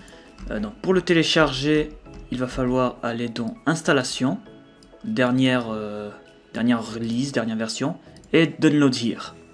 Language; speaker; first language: French; native; French